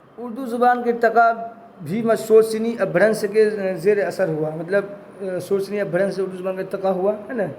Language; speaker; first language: Urdu; native; Urdu